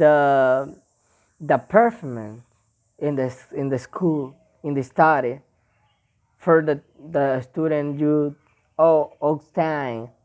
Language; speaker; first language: English; non-native, learner; Spanish